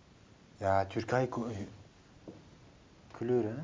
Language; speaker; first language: Dutch; non-native, learner; Turkish